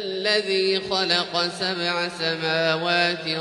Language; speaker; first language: Arabic; native; Arabic